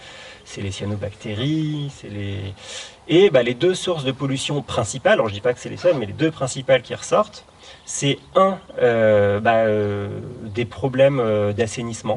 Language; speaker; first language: French; native; French